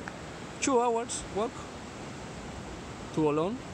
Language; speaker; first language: English; non-native, learner; Spanish